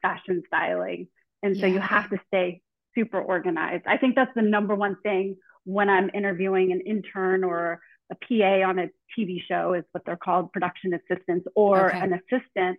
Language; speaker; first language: English; native; English